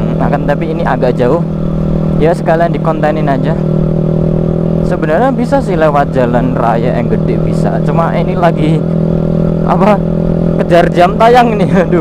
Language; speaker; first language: Indonesian; non-native, local second language; Javanese